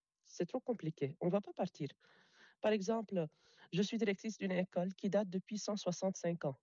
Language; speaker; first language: French; non-native, local second language; Arabic